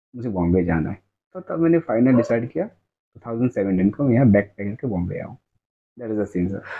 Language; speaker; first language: Hindi; non-native, local second language; Odia